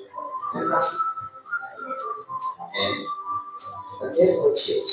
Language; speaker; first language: English; non-native, fluent; Indonesian